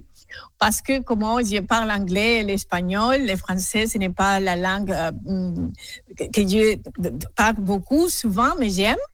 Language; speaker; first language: French; non-native, learner; Spanish